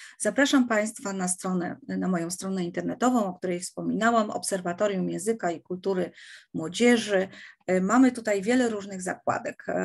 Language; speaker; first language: Polish; native; Polish